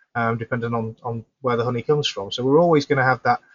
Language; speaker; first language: English; native; English